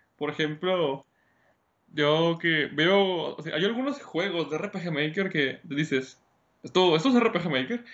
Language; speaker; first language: Spanish; native; Spanish